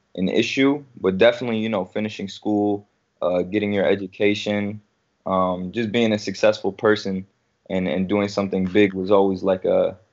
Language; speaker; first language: English; native; English